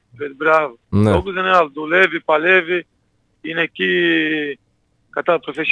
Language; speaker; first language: Greek; non-native, learner; Portuguese